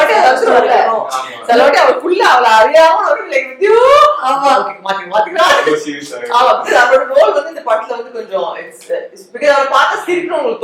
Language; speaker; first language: Tamil; native; Tamil